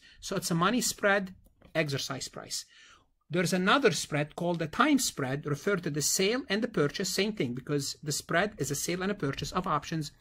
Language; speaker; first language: English; non-native, fluent; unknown